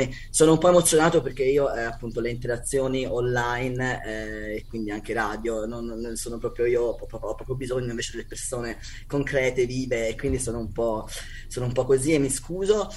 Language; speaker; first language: Italian; native; Italian